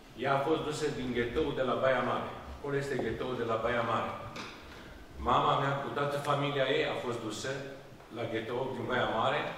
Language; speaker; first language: Romanian; early bilingual, heritage; Romanian